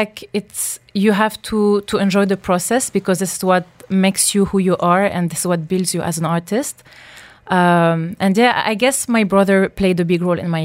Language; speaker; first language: English; non-native, fluent; French